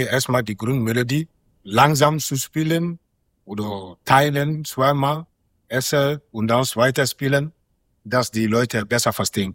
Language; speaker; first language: German; non-native, learner; Mandingo